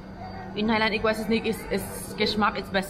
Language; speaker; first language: German; non-native, learner; Thai